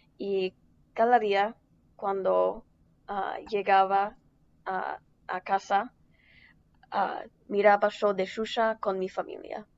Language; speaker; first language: Spanish; non-native, learner; English